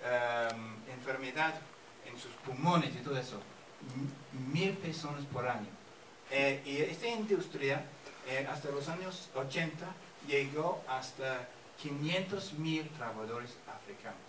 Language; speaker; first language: Spanish; non-native, fluent; English